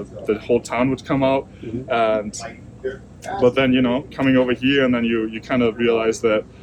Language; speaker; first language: English; non-native, fluent; German